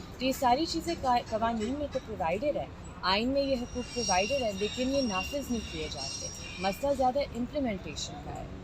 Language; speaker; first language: Urdu; native; Urdu